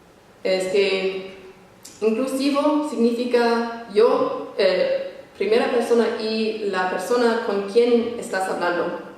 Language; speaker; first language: Spanish; non-native, fluent; English